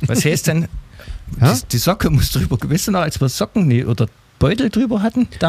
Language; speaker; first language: German; native; German